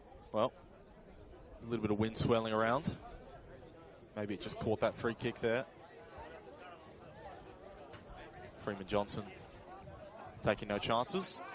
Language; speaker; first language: English; native; English